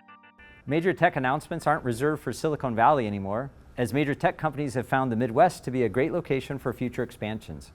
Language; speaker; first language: English; native; English